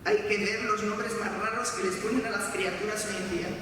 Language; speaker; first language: Spanish; non-native, fluent; Romanian